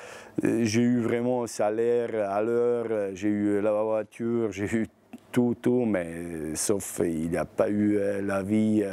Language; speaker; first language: French; non-native, learner; Bosnian